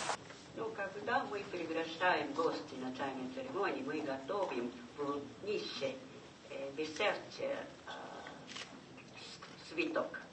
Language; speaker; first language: Russian; non-native, fluent; Japanese